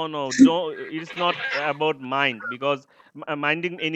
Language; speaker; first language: English; non-native, learner; Bangla